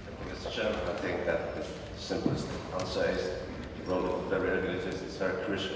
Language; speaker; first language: English; non-native, fluent; Polish